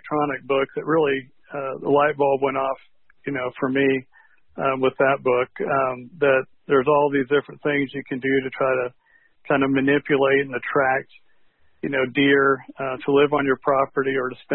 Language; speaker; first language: English; native; English